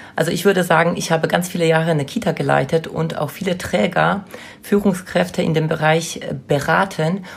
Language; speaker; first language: German; non-native, fluent; Polish